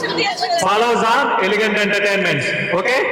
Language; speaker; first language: Telugu; native; Telugu